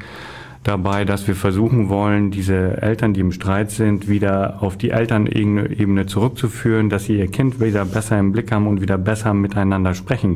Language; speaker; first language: German; native; German